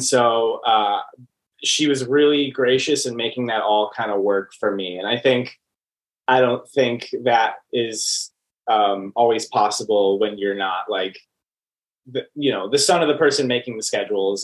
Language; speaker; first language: English; native; English